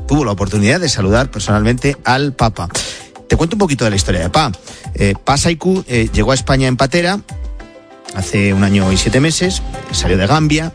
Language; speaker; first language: Spanish; native; Spanish